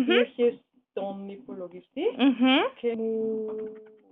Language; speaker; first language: Greek; non-native, learner; German